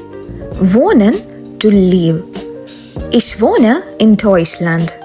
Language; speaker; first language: German; non-native, fluent; Malayalam